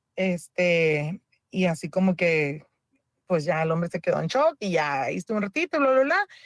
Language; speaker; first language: Spanish; native; Spanish